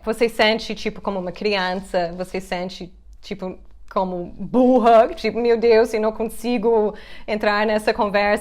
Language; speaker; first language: Portuguese; non-native, fluent; English